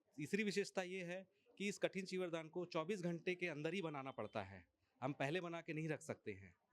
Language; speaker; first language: Hindi; non-native, local second language; Marathi